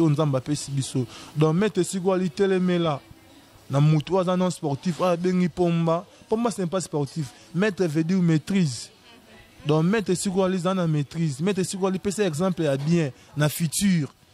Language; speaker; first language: French; non-native, local second language; Lingala